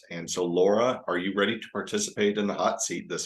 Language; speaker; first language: English; native; English